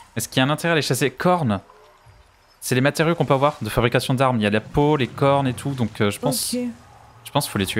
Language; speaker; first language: French; native; French